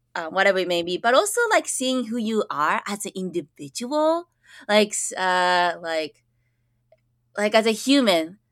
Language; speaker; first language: English; early bilingual, other home language; Japanese